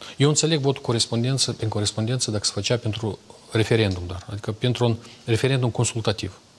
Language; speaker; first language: Romanian; native; Romanian